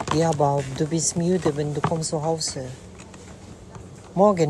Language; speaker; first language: German; non-native, learner; Cebuano